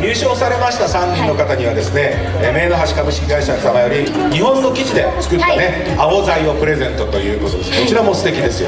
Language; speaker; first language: Japanese; native; Japanese